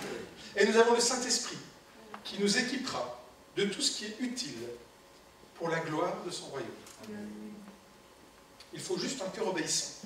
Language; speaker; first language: French; native; French